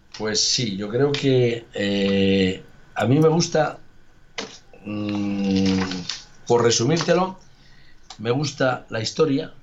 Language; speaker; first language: Spanish; native; Spanish